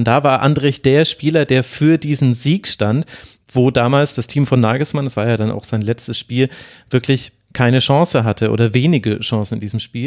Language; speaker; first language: German; native; German